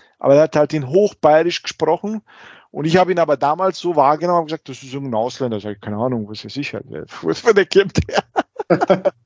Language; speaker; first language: German; early bilingual, other home language; Serbian